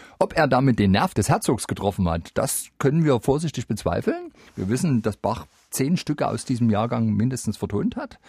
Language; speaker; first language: German; native; German